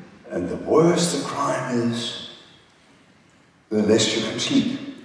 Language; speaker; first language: English; non-native, fluent; Danish